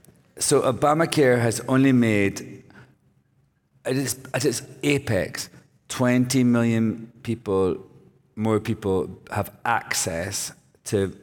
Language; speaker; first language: English; native; English